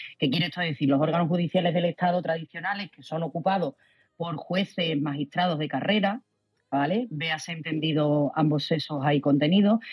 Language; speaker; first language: Spanish; native; Spanish